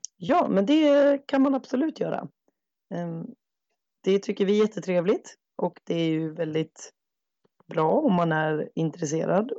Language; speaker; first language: Swedish; native; Swedish